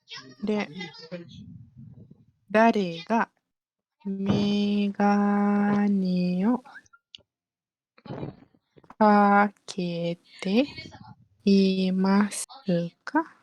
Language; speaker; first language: Japanese; non-native, learner; Malay